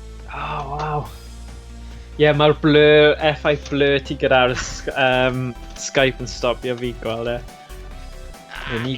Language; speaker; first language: Welsh; native; Welsh